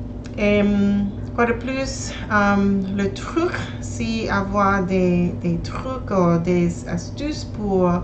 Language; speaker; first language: French; non-native, learner; English